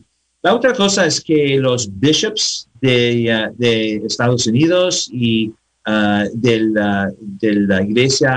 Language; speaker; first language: Spanish; non-native, learner; English